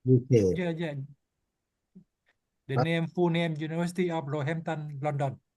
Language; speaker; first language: English; non-native, learner; Thai